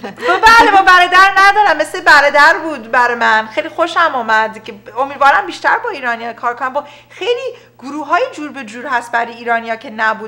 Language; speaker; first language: Persian; early bilingual, heritage; Persian